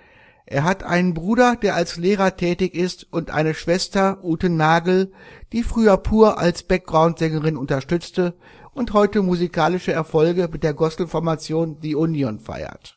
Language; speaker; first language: German; native; German